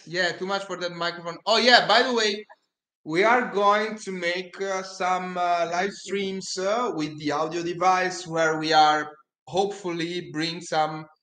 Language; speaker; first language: English; non-native, fluent; Italian